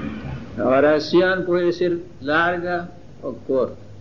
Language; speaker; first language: Spanish; non-native, fluent; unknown